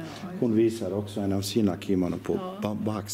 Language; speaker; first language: Swedish; non-native, learner; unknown